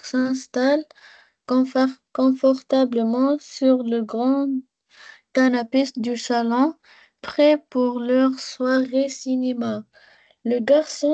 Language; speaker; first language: French; non-native, learner; Arabic